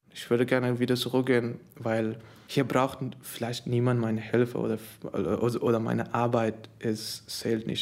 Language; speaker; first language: German; non-native, learner; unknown